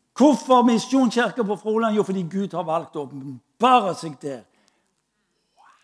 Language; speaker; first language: Norwegian; native; Norwegian